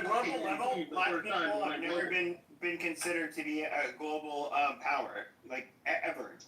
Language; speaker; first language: English; native; English